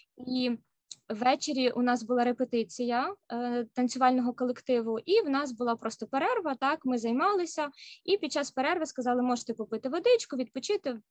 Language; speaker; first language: Ukrainian; native; Ukrainian